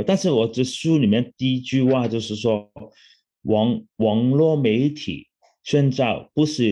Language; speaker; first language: Chinese; non-native, local second language; Cantonese